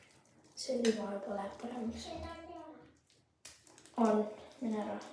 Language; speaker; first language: Estonian; early bilingual, heritage; Estonian